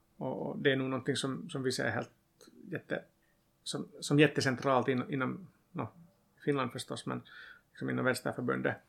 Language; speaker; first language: Swedish; non-native, local second language; Finnish